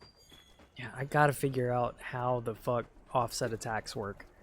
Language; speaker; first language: English; native; English